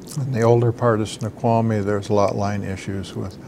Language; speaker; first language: English; native; English